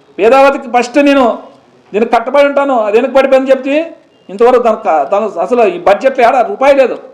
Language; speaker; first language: Telugu; native; Telugu